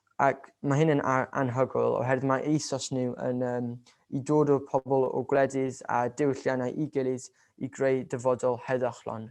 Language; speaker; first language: Welsh; non-native, local second language; English